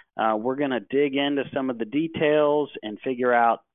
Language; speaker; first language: English; native; English